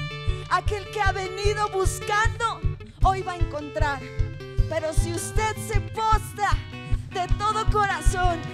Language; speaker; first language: Spanish; native; Spanish